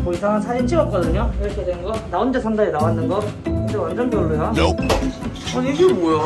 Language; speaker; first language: Korean; native; Korean